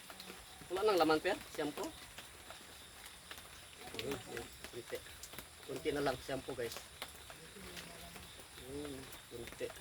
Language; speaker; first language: Filipino; non-native, local second language; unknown